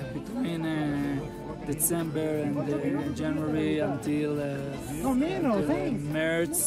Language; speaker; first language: English; non-native, fluent; Hebrew